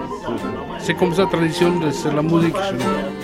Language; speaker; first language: French; non-native, learner; Romany